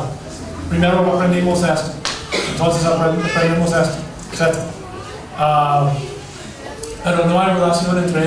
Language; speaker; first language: Spanish; non-native, fluent; English